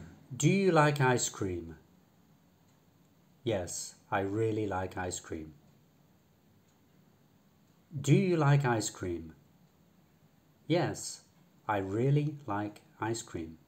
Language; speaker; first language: English; non-native, fluent; Polish